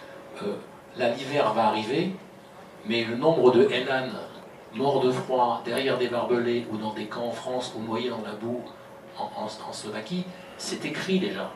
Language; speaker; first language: French; native; French